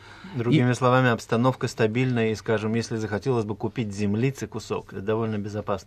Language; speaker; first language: Russian; native; Russian